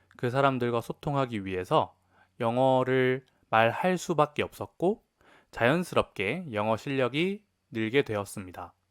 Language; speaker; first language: Korean; native; Korean